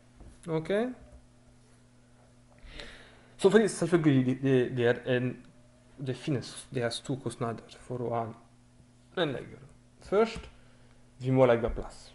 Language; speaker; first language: Norwegian; non-native, fluent; French